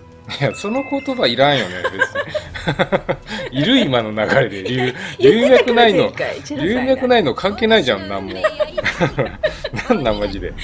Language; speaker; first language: Japanese; native; Japanese